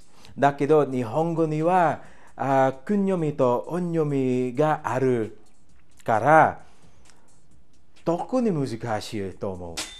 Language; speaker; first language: Japanese; non-native, learner; English